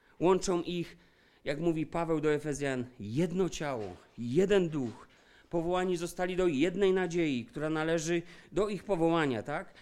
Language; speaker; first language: Polish; native; Polish